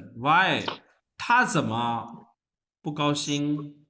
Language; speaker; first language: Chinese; non-native, fluent; Urdu